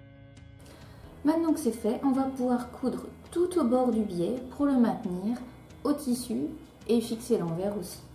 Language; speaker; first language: French; native; French